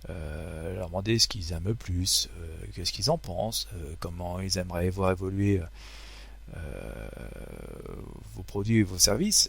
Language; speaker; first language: French; native; French